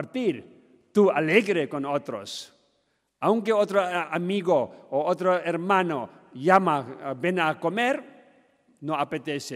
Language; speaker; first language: Spanish; non-native, learner; Tibetan